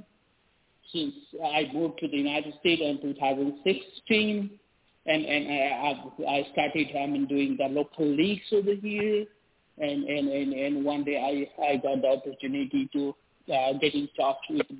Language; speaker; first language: English; non-native, local second language; Nepali